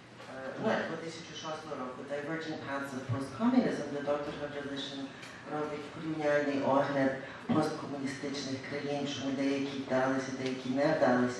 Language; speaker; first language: Ukrainian; early bilingual, heritage; Ukrainian